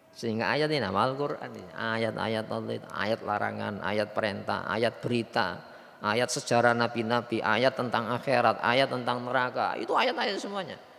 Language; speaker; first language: Indonesian; non-native, local second language; Javanese